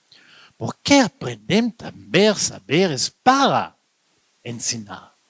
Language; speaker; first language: Portuguese; non-native, learner; French